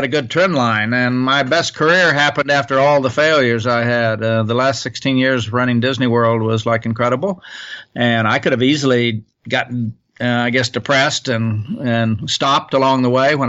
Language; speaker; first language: English; native; English